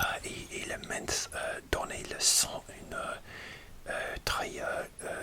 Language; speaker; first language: French; non-native, learner; English